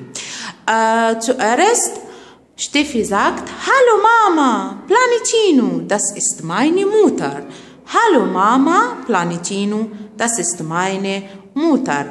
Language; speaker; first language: German; non-native, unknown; Arabic